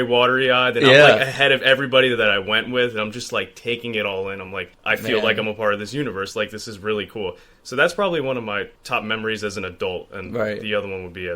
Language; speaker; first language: English; native; English